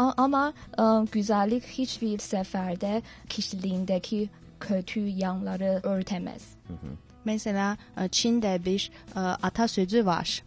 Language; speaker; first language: Turkish; non-native, learner; Chinese